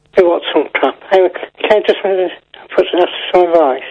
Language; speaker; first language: English; native; English